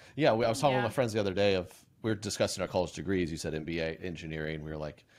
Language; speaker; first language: English; native; English